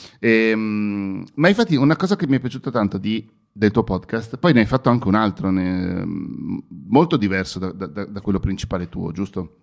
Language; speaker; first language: Italian; native; Italian